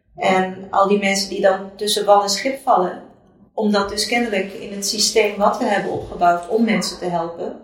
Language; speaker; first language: Dutch; native; Dutch